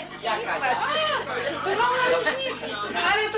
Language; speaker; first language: Polish; non-native, local second language; Belarusian